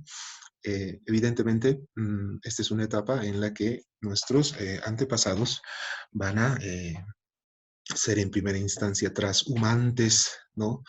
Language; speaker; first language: Spanish; native; Spanish